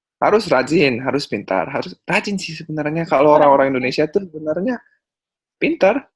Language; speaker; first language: Indonesian; non-native, fluent; Korean